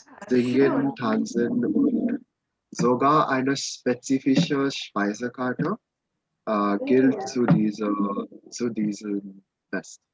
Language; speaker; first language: German; non-native, learner; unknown